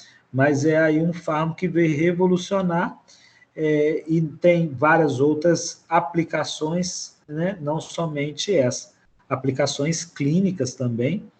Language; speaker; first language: Portuguese; native; Portuguese